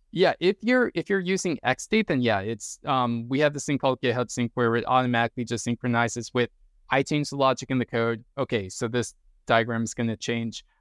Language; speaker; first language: English; native; English